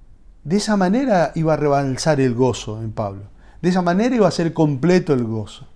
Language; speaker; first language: Spanish; native; Spanish